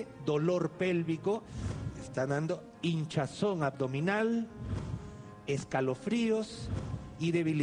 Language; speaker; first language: Spanish; native; Spanish